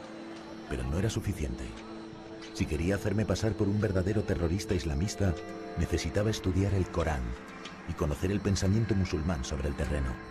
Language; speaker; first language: Spanish; native; Spanish